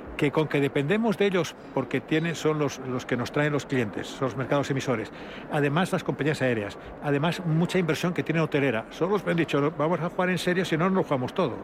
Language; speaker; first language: Spanish; native; Spanish